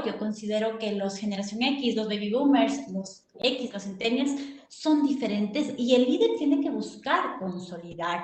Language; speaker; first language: Spanish; native; Spanish